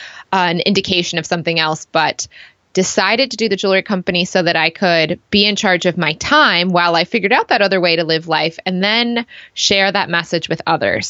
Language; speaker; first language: English; native; English